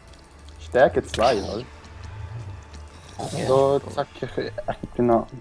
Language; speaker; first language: German; native; German